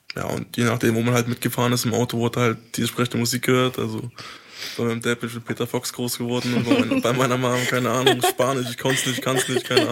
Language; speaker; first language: German; native; German